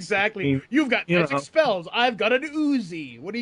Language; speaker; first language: English; native; English